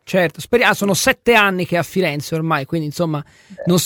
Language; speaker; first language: Italian; native; Italian